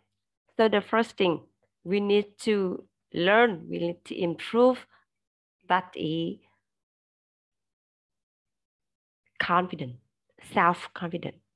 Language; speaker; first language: English; non-native, learner; Vietnamese